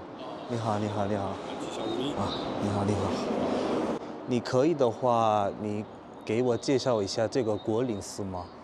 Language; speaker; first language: Chinese; non-native, learner; Korean